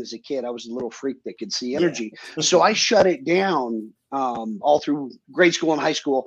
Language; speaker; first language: English; native; English